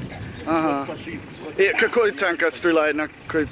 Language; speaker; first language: Russian; non-native, learner; English